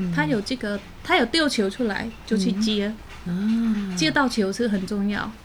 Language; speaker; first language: Chinese; non-native, fluent; Khmer